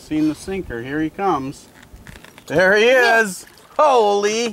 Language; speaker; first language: English; native; English